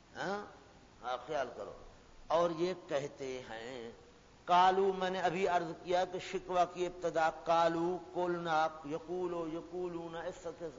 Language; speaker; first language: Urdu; non-native, local second language; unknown